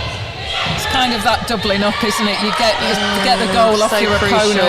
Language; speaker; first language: English; native; English